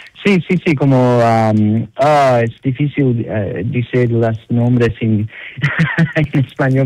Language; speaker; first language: Spanish; non-native, learner; English